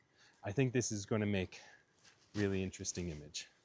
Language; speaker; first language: English; native; English